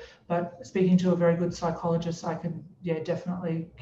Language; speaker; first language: English; native; English